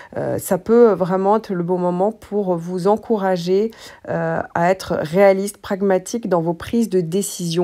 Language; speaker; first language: French; native; French